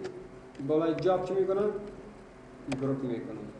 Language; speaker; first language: Persian; non-native, local second language; Pashto